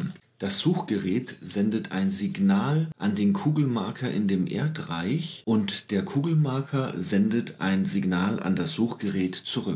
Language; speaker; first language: German; native; German